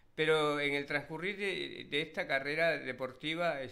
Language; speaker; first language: Spanish; native; Spanish